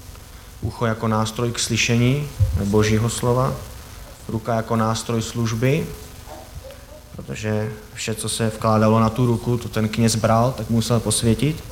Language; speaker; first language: Czech; native; Czech